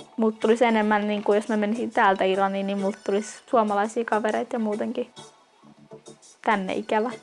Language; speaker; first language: Finnish; early bilingual, other home language; Central Kurdish